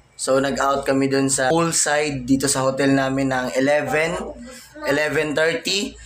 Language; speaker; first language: Filipino; non-native, local second language; Cebuano